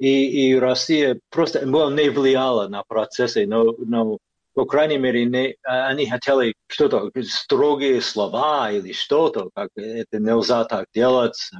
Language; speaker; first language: Russian; non-native, fluent; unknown